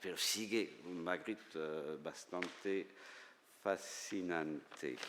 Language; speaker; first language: Spanish; non-native, fluent; French